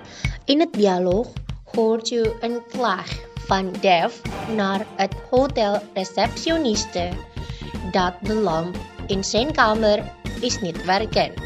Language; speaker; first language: Dutch; non-native, learner; Indonesian